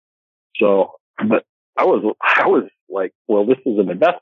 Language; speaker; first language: English; native; English